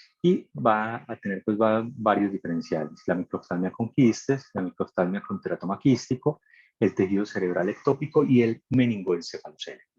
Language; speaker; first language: Spanish; native; Spanish